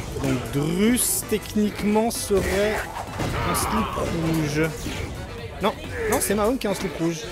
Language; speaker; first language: French; native; French